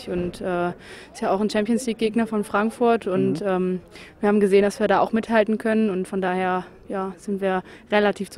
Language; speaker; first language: German; native; German